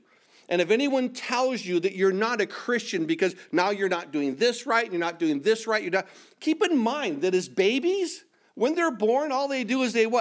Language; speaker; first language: English; native; English